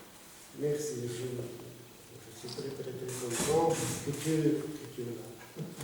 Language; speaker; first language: French; non-native, fluent; Russian